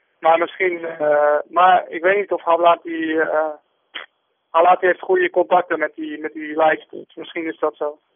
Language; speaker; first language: Dutch; native; Dutch